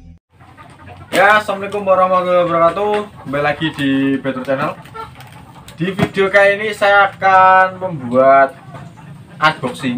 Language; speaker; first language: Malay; non-native, local second language; Javanese